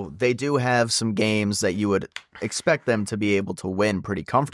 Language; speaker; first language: English; native; English